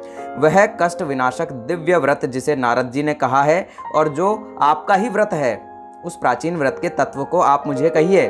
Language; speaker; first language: Hindi; native; Hindi